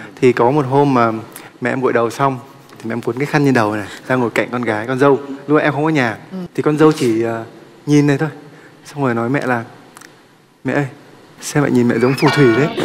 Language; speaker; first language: Vietnamese; native; Vietnamese